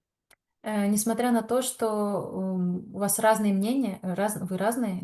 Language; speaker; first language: Russian; native; Russian